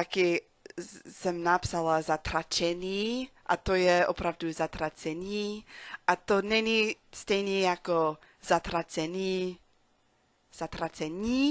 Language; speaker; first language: Czech; non-native, learner; English